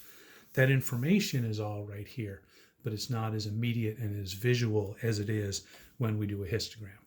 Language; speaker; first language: English; native; English